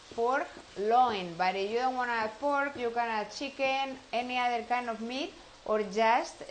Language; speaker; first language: English; non-native, fluent; Spanish